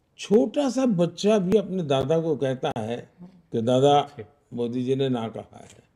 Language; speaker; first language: Hindi; non-native, local second language; Gujarati